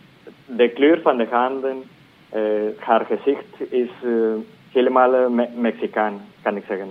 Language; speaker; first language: Dutch; non-native, fluent; Spanish